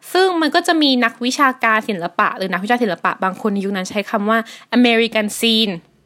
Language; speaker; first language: Thai; native; Thai